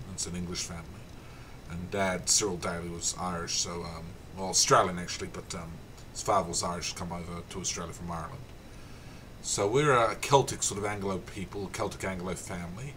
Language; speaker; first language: English; native; English